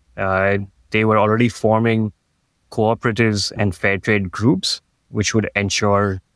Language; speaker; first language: English; non-native, local second language; Hindi